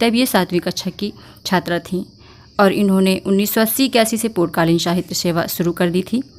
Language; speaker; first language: Hindi; native; Hindi